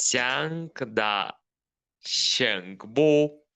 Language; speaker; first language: Chinese; non-native, learner; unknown